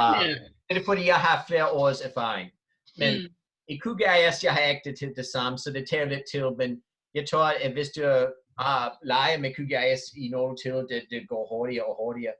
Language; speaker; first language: Danish; non-native, fluent; English